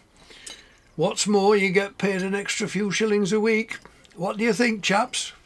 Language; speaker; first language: English; native; English